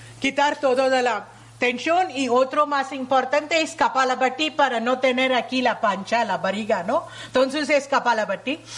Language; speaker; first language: Spanish; non-native, learner; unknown